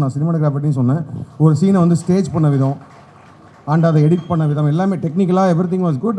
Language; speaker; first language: Tamil; native; Tamil